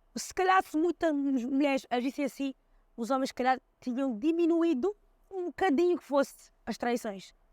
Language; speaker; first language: Portuguese; early bilingual, other home language; Kabuverdianu